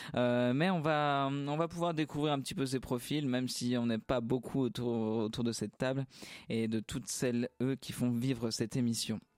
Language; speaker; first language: French; native; French